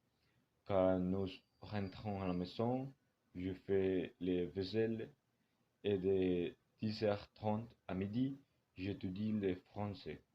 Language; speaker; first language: French; non-native, learner; Spanish